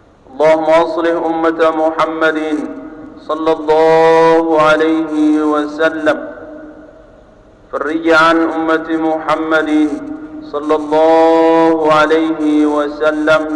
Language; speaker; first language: Arabic; non-native, fluent; Sasak